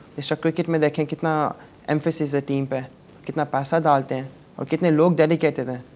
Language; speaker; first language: Urdu; native; Urdu